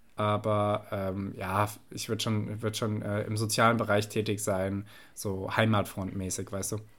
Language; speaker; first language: German; native; German